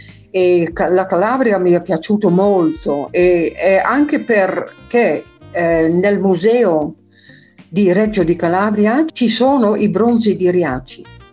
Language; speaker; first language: Italian; non-native, fluent; Dutch